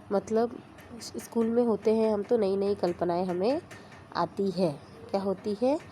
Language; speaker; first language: Hindi; non-native, local second language; Marathi